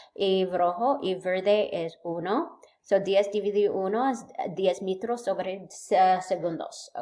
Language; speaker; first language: Spanish; non-native, learner; English